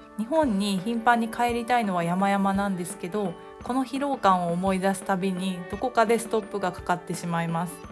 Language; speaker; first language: Japanese; native; Japanese